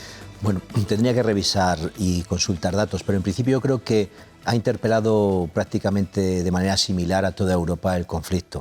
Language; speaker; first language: Spanish; native; Spanish